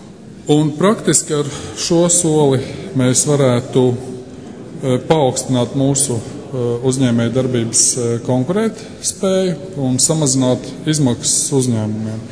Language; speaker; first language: Latvian; native; Latvian